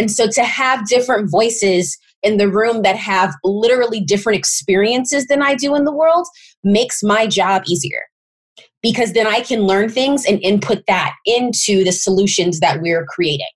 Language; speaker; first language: English; native; English